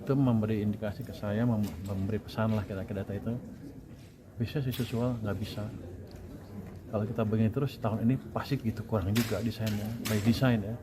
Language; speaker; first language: Indonesian; native; Indonesian